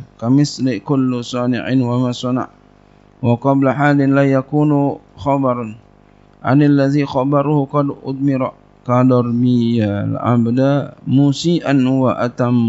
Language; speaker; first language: Arabic; non-native, fluent; Indonesian